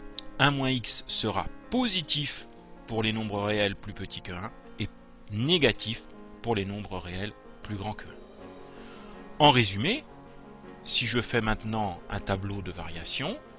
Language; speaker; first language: French; native; French